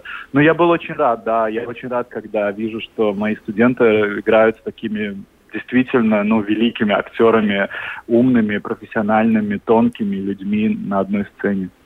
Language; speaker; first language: Russian; native; Russian